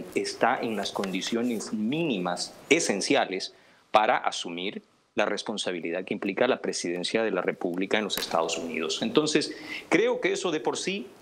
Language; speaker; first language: Spanish; native; Spanish